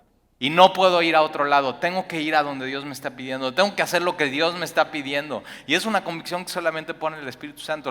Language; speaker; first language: Spanish; native; Spanish